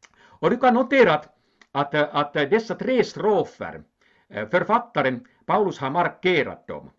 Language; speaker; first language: Swedish; non-native, local second language; Finnish